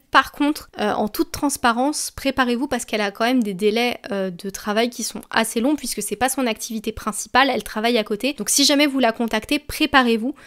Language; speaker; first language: French; native; French